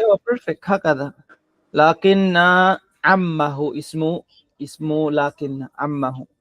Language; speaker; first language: Arabic; non-native, fluent; Filipino